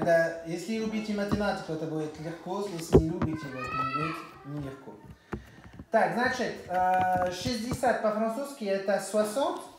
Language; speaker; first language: Russian; non-native, fluent; French